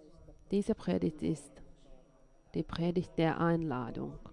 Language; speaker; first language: German; non-native, fluent; Finnish